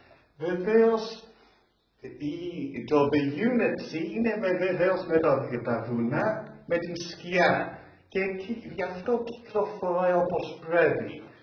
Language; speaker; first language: Greek; early bilingual, heritage; English